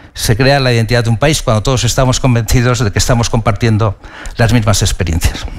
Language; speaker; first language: Spanish; native; Spanish